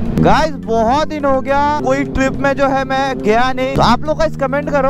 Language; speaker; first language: Hindi; non-native, local second language; Assamese